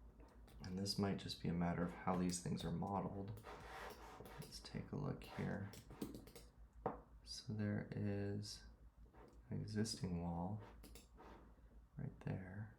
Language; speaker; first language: English; native; English